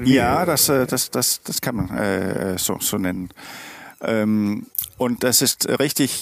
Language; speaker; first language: German; non-native, learner; Danish